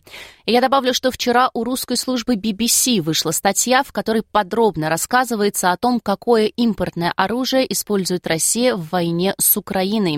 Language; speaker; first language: Russian; native; Russian